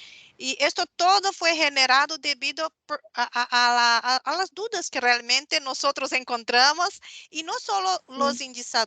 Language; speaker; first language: Spanish; non-native, fluent; Portuguese